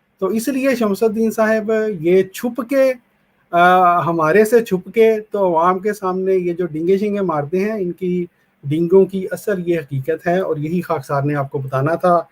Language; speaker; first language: Urdu; non-native, local second language; Punjabi